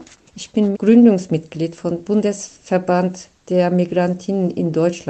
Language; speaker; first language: German; non-native, fluent; Turkish